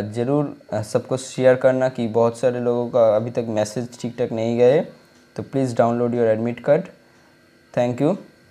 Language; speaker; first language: Hindi; non-native, local second language; Bangla